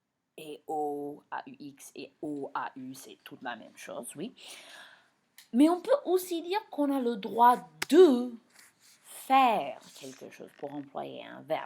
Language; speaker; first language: French; non-native, fluent; English